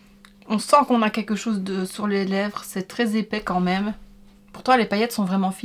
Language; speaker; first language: French; native; French